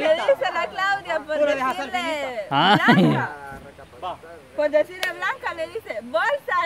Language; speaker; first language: Spanish; native; Spanish